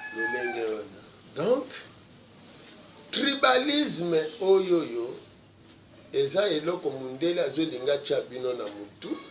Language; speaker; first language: Lingala; non-native, local second language; Kongo